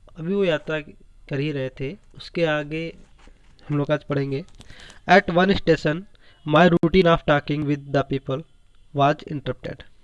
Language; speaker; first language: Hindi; native; Hindi